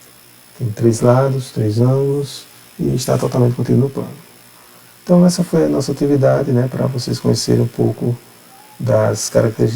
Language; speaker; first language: Portuguese; native; Portuguese